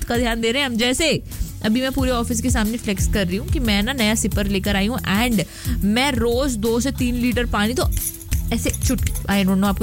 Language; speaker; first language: Hindi; native; Hindi